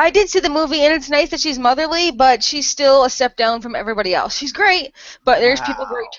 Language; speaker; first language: English; native; English